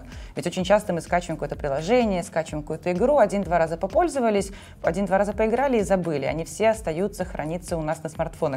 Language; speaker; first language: Russian; native; Russian